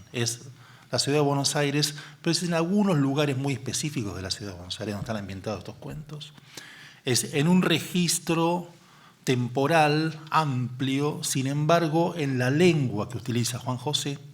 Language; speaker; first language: Spanish; native; Spanish